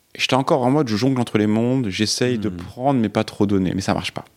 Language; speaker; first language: French; native; French